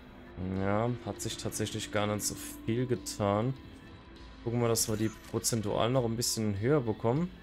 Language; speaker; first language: German; native; German